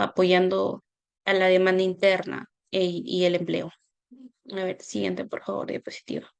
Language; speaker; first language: Spanish; native; Spanish